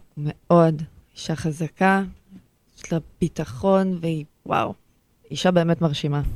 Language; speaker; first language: Hebrew; early bilingual, other home language; Russian